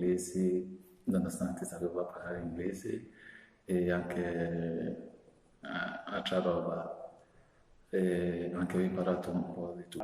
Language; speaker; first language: Italian; non-native, fluent; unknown